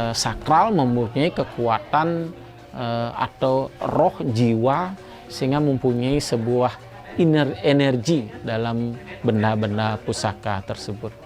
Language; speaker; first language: Indonesian; native; Indonesian